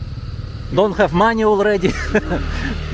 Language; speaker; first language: English; non-native, learner; Russian